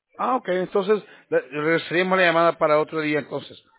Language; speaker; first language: Spanish; non-native, learner; English